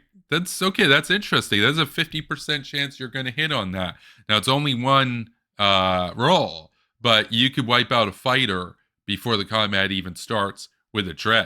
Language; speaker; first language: English; native; English